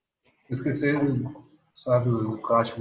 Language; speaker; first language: French; non-native, learner; Spanish